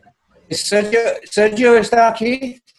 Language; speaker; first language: Spanish; non-native, learner; English